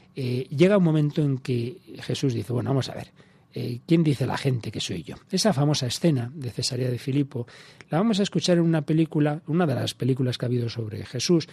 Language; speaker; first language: Spanish; native; Spanish